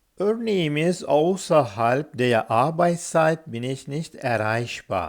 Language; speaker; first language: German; non-native, fluent; Turkish